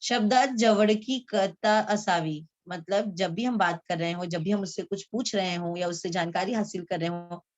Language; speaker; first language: Hindi; non-native, local second language; Marathi